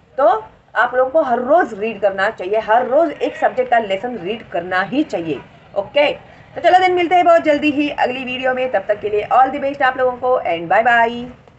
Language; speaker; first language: Hindi; non-native, local second language; Marathi